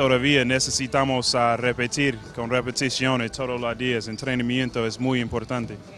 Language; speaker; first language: Spanish; non-native, learner; English